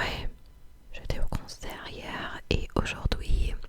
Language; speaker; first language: French; non-native, fluent; English